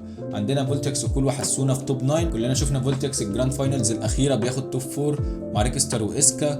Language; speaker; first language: Arabic; native; Arabic